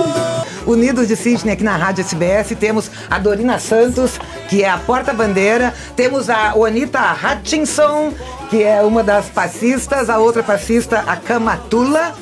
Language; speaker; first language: Portuguese; native; Portuguese